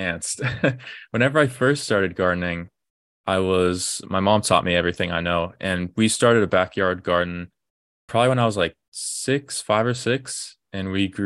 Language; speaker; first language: English; native; English